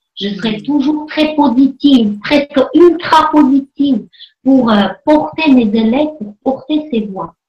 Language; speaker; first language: French; non-native, fluent; Armenian